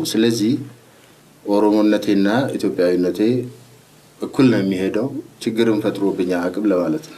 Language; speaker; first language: Amharic; non-native, local second language; Oromo